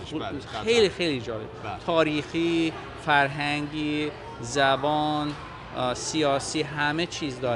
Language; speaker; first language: Persian; non-native, fluent; English